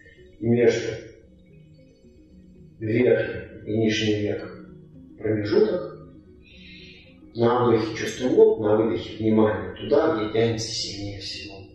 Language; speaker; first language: Russian; native; Russian